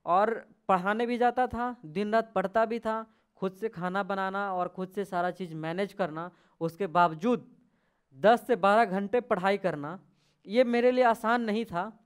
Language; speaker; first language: Hindi; native; Hindi